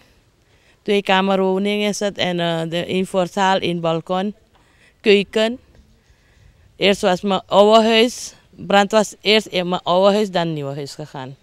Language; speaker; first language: Dutch; non-native, local second language; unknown